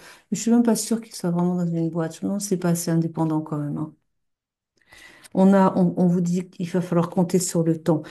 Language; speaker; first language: French; native; French